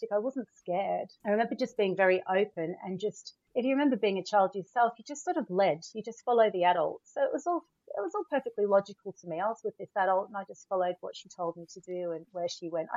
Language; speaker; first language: English; native; English